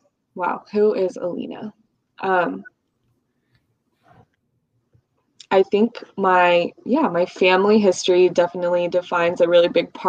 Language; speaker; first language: English; early bilingual, other home language; Russian